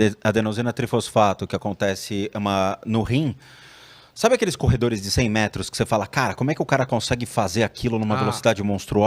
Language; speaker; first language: Portuguese; native; Portuguese